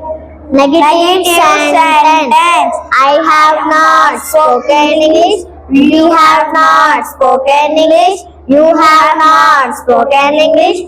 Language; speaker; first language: English; non-native, learner; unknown